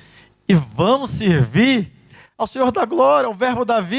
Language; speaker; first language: Portuguese; native; Portuguese